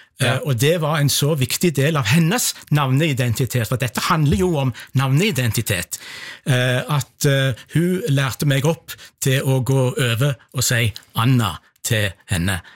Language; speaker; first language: Norwegian; native; Norwegian